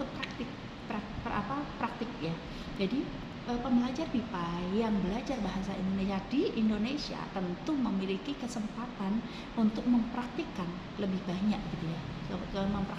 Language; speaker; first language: Indonesian; native; Indonesian